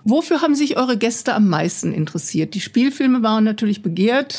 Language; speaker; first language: German; native; German